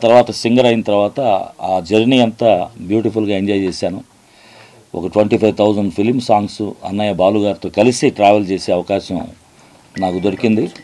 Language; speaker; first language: Telugu; native; Telugu